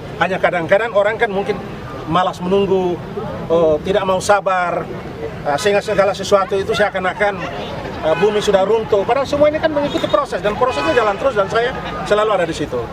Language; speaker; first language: Indonesian; non-native, local second language; Tetum